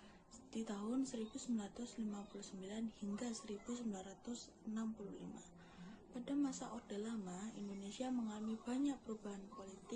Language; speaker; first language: Indonesian; native; Indonesian